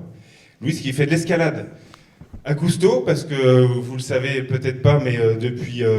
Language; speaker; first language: French; native; French